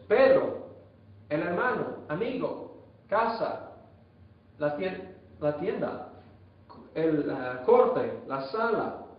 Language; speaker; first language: Spanish; non-native, fluent; English